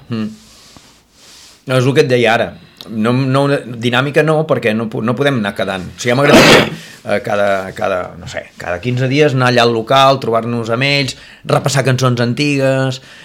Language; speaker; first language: Catalan; native; Catalan